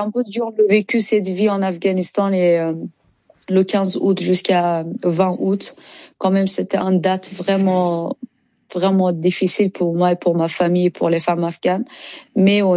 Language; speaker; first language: French; non-native, learner; Persian